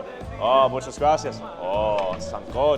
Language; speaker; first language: Spanish; non-native, learner; English